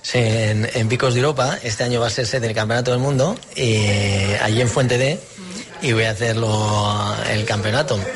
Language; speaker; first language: Spanish; native; Spanish